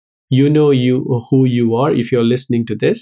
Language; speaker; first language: English; non-native, local second language; Malayalam